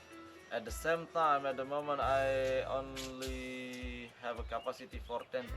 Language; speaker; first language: English; non-native, fluent; Sasak